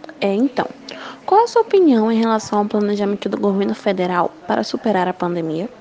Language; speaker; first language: Portuguese; native; Portuguese